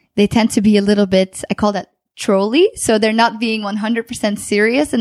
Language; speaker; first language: English; non-native, fluent; Dutch